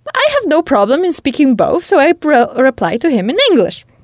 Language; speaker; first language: English; non-native, fluent; Polish